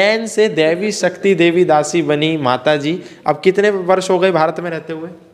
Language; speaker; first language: Hindi; native; Hindi